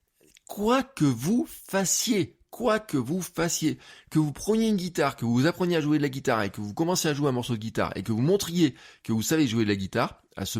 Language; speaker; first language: French; native; French